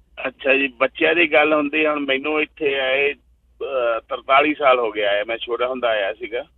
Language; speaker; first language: Punjabi; early bilingual, heritage; Punjabi